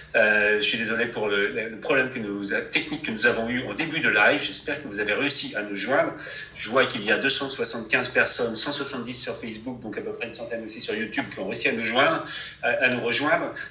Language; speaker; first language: French; native; French